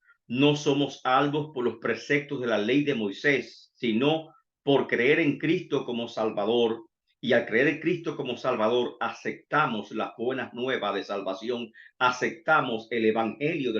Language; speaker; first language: Spanish; native; Spanish